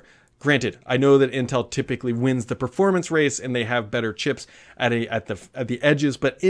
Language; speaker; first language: English; native; English